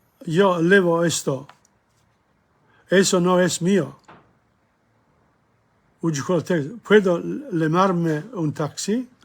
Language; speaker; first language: Spanish; non-native, learner; English